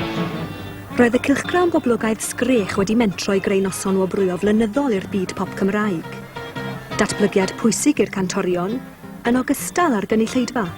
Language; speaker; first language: Welsh; native; Welsh